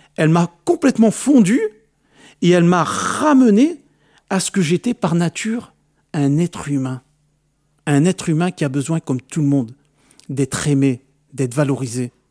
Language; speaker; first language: French; early bilingual, other home language; Arabic